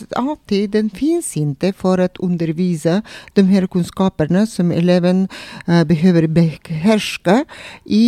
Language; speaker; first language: Swedish; non-native, fluent; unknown